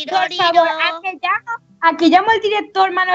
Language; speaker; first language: Spanish; native; Spanish